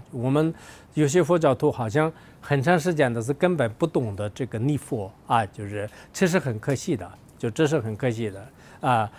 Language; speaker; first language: Chinese; non-native, local second language; Tibetan